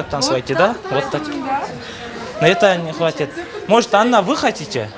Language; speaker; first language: Russian; non-native, local second language; Kyrgyz